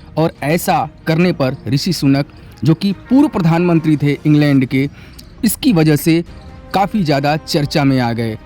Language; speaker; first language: Hindi; native; Hindi